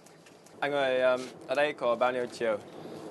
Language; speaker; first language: Vietnamese; non-native, learner; English